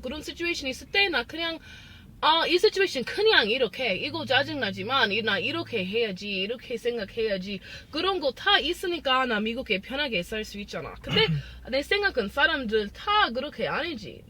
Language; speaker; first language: Korean; non-native, learner; English